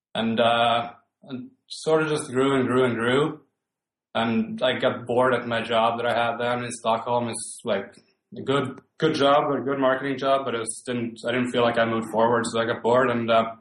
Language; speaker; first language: English; non-native, fluent; Finnish